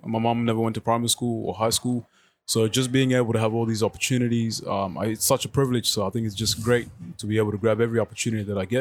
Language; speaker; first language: English; native; English